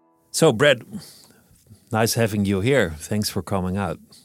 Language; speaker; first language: English; non-native, fluent; Dutch